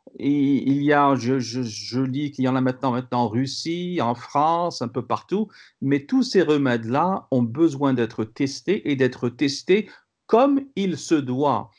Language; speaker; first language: French; non-native, local second language; Kabyle